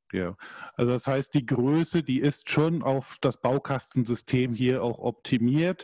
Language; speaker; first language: German; native; German